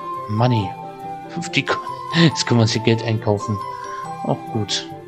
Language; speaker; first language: German; native; German